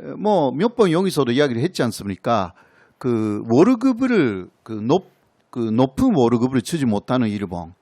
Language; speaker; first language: Korean; non-native, fluent; Japanese